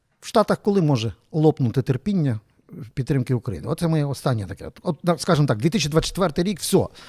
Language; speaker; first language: Ukrainian; native; Ukrainian